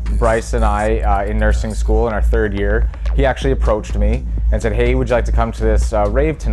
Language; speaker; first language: English; native; English